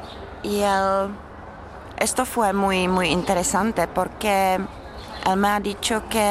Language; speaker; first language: Spanish; non-native, learner; Czech